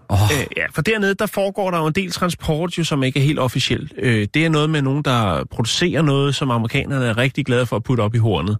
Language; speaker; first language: Danish; native; Danish